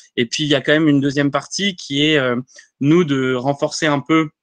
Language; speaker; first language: French; native; French